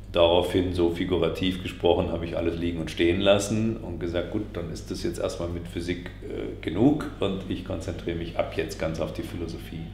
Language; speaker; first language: German; native; German